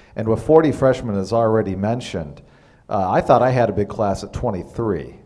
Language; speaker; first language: English; native; English